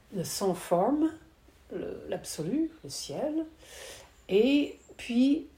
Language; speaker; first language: French; native; French